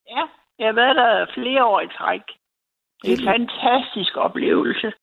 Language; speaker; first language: Danish; native; Danish